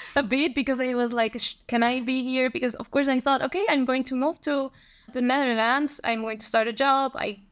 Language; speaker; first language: English; non-native, fluent; Spanish